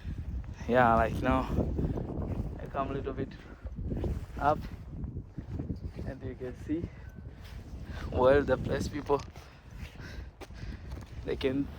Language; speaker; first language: English; non-native, learner; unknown